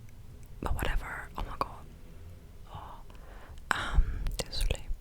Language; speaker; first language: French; non-native, fluent; English